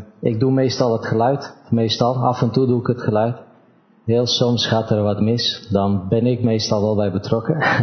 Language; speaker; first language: Dutch; early bilingual, other home language; Romanian